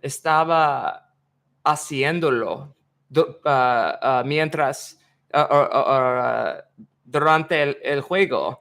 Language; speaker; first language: Spanish; non-native, learner; English